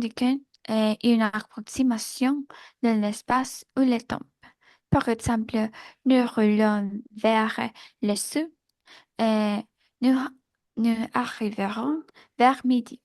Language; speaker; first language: French; non-native, learner; Spanish